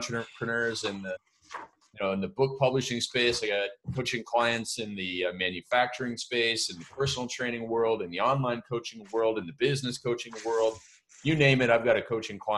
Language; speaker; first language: English; native; English